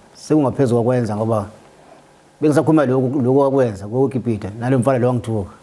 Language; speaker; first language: Zulu; native; Zulu